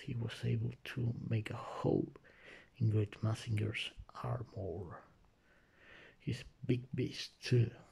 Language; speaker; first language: English; non-native, learner; Spanish